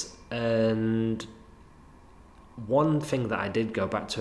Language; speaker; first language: English; native; English